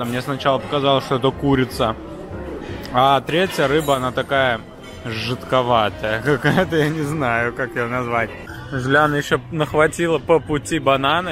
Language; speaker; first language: Russian; native; Russian